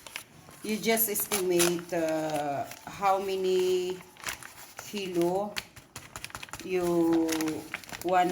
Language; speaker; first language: English; non-native, local second language; Cebuano